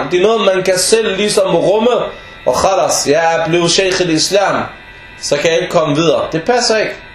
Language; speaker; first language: Danish; non-native, fluent; Arabic